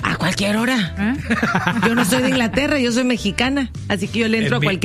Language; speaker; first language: Spanish; native; Spanish